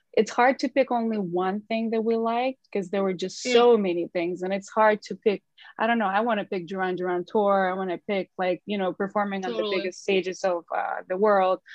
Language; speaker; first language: English; non-native, fluent; Ukrainian